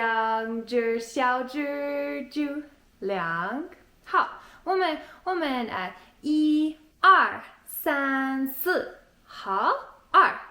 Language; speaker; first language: Chinese; non-native, learner; English